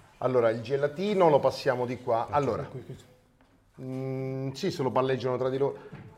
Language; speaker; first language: Italian; native; Italian